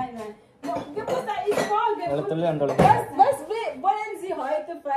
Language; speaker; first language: German; non-native, learner; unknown